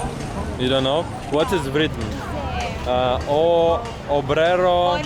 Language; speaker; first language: English; non-native, learner; Russian